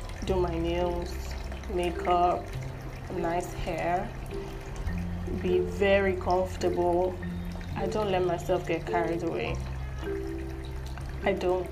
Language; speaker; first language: English; non-native, local second language; Yoruba